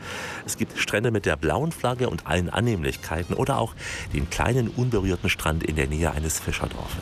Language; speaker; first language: German; native; German